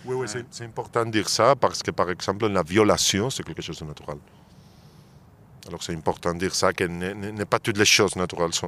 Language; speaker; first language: French; non-native, fluent; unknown